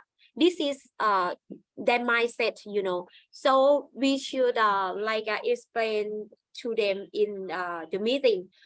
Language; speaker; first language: English; non-native, learner; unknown